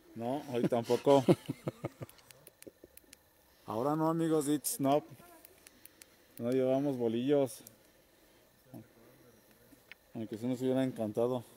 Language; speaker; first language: Spanish; native; Spanish